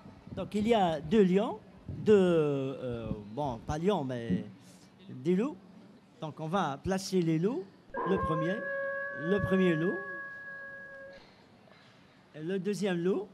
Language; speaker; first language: French; non-native, local second language; Arabic